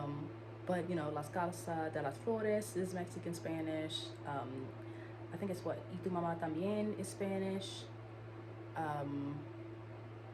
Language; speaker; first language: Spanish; non-native, learner; English